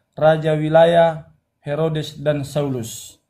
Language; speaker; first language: Indonesian; non-native, local second language; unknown